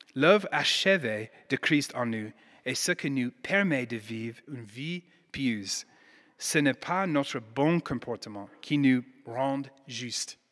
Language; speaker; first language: French; non-native, fluent; English